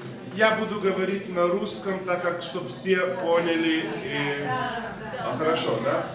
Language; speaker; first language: Russian; non-native, local second language; Georgian